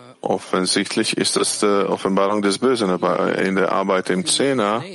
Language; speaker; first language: German; non-native, fluent; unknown